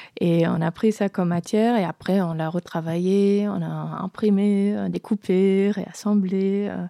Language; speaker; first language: French; non-native, fluent; German